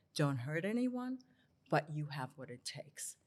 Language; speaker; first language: English; early bilingual, other home language; Spanish